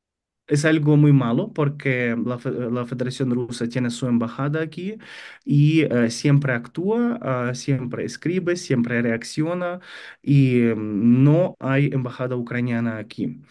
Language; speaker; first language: Spanish; non-native, fluent; Ukrainian